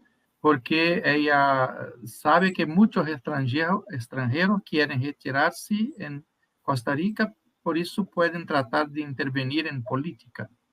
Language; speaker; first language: Spanish; non-native, fluent; Portuguese